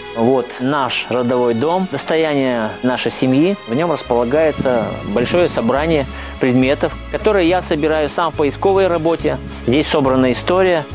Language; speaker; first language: Russian; native; Russian